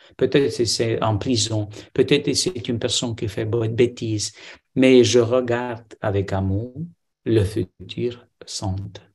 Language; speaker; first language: French; non-native, fluent; Romanian